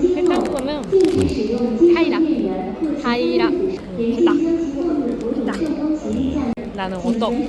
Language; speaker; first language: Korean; non-native, learner; Japanese